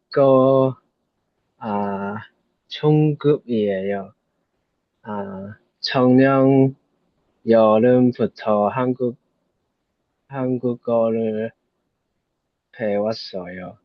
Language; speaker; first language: Korean; non-native, learner; Cantonese